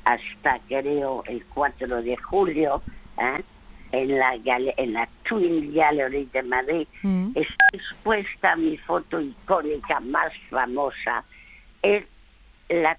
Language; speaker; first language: Spanish; early bilingual, other home language; French